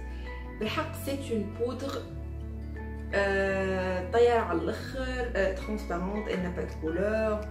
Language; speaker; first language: Arabic; native; Arabic